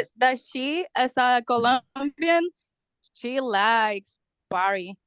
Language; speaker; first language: English; non-native, fluent; Spanish